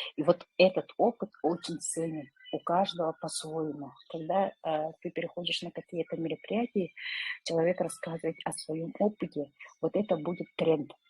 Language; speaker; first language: Russian; non-native, local second language; Yakut